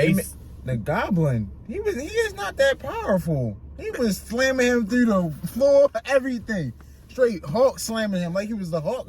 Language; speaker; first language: English; native; English